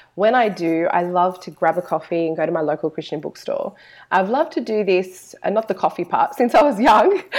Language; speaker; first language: English; native; English